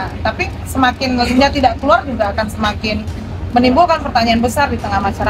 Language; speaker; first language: Indonesian; native; Indonesian